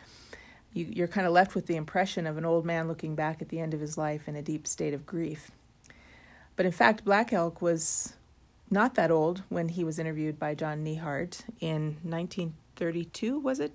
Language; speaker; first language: English; native; English